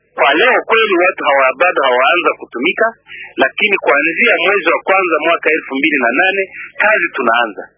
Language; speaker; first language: Swahili; non-native, local second language; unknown